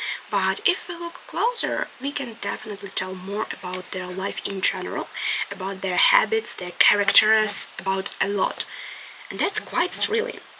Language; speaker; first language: English; non-native, fluent; Ukrainian